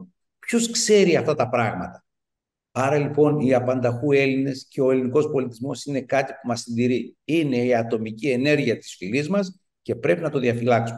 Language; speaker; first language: Greek; native; Greek